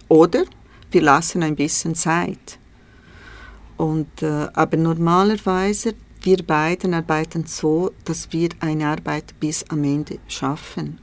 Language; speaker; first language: German; non-native, learner; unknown